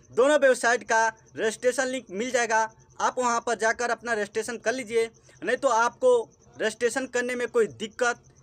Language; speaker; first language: Hindi; native; Hindi